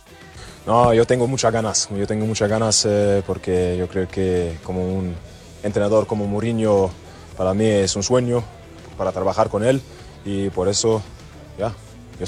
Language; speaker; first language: Spanish; non-native, learner; German